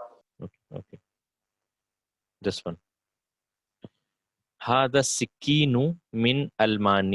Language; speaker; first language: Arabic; non-native, fluent; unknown